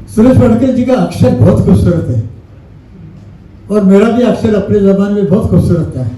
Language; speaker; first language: Hindi; non-native, local second language; Marathi